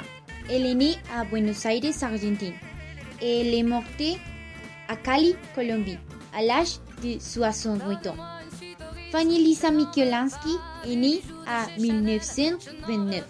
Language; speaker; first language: French; non-native, learner; Spanish